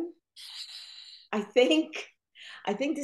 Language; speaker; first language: English; non-native, fluent; Spanish